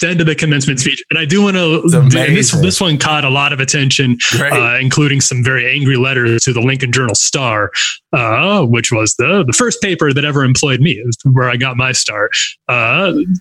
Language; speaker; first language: English; native; English